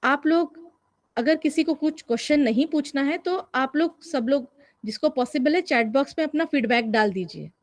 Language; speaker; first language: Hindi; non-native, local second language; Marathi